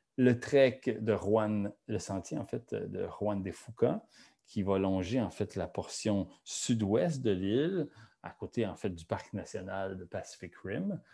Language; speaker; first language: French; native; French